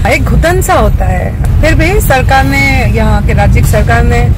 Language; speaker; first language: Hindi; native; Hindi